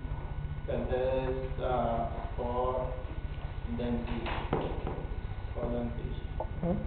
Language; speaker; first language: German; non-native, learner; Spanish